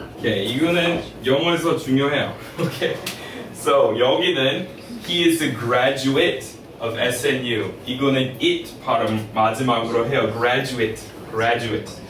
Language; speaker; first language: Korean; non-native, fluent; English